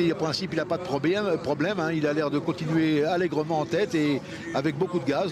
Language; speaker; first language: French; native; French